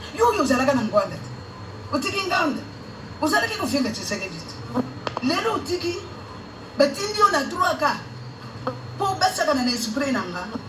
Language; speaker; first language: Lingala; non-native, local second language; Luba-Lulua